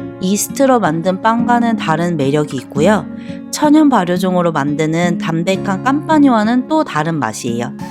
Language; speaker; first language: Korean; native; Korean